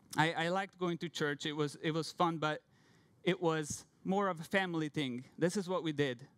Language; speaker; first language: English; non-native, fluent; Hungarian